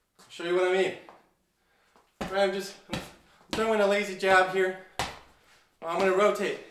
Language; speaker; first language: English; native; English